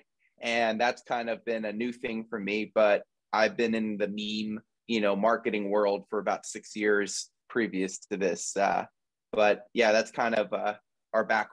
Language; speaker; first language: English; native; English